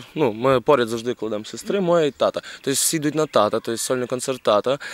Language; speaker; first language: Ukrainian; native; Ukrainian